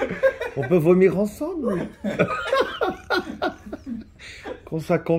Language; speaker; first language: French; native; French